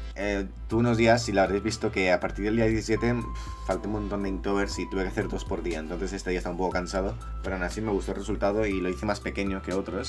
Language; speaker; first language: Spanish; native; Spanish